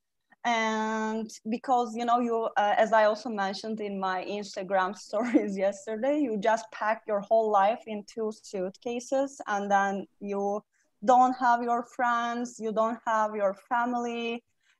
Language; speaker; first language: English; non-native, fluent; Turkish